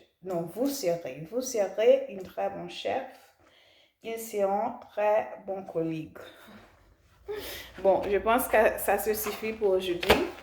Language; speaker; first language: French; non-native, learner; English